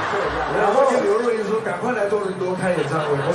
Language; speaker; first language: Chinese; native; Chinese